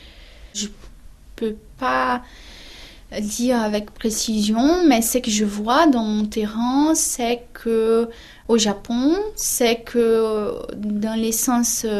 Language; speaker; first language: French; non-native, fluent; Portuguese